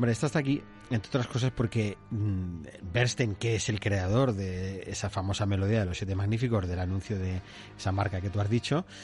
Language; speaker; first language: Spanish; native; Spanish